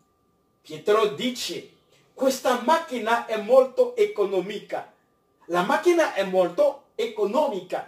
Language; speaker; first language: Italian; non-native, fluent; French